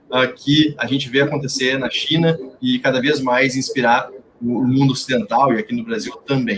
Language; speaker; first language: Portuguese; native; Portuguese